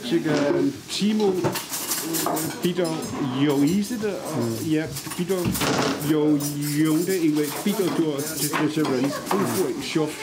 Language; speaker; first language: Chinese; non-native, learner; Danish